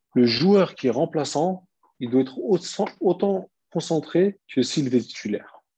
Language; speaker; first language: French; early bilingual, other home language; Turkish